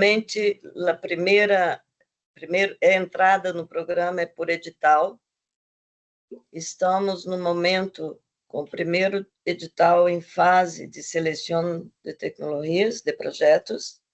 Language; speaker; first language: Portuguese; non-native, fluent; Spanish